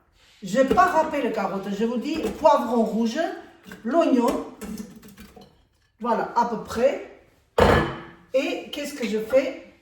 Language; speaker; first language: French; non-native, fluent; Armenian